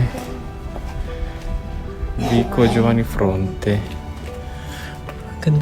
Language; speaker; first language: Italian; non-native, learner; Filipino